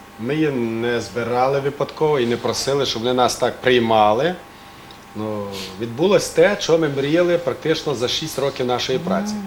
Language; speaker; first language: Ukrainian; native; Ukrainian